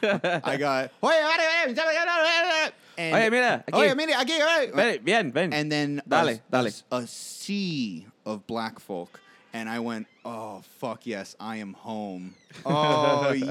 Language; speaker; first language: English; native; English